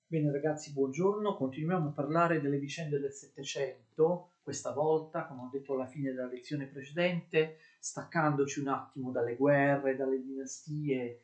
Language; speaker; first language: Italian; native; Italian